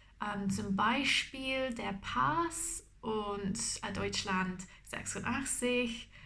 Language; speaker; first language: German; non-native, learner; English